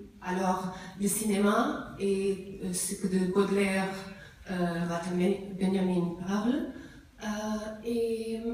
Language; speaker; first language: French; non-native, learner; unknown